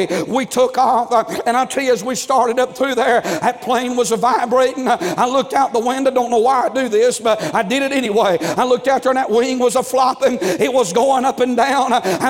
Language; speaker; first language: English; native; English